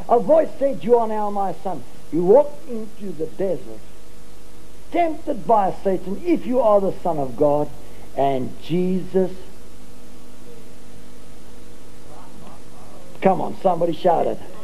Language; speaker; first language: English; non-native, local second language; Afrikaans